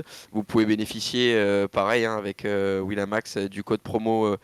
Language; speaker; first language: French; native; French